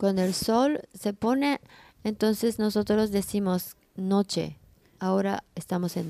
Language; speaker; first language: Spanish; non-native, learner; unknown